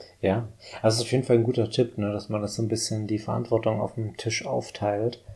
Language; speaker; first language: German; native; German